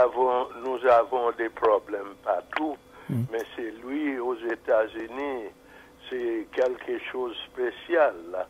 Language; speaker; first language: French; non-native, fluent; English